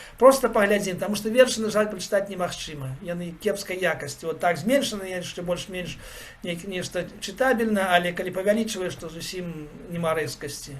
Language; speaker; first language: Belarusian; native; Belarusian